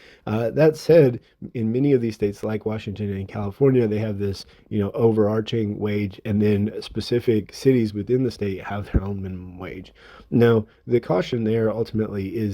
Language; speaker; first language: English; native; English